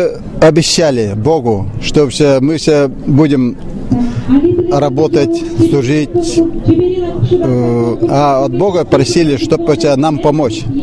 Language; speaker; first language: Russian; non-native, local second language; Udmurt